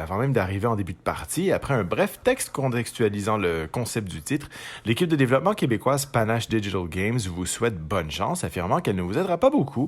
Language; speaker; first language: French; native; French